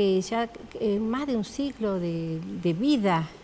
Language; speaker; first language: Spanish; native; Spanish